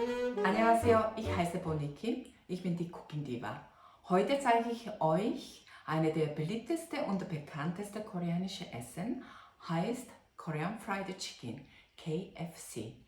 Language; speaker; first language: German; non-native, fluent; Korean